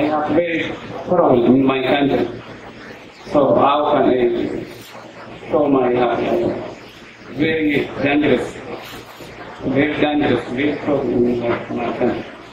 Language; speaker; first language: English; non-native, learner; Oromo